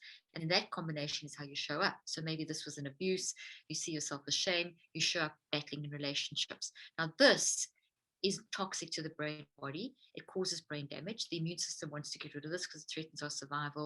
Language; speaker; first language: English; native; English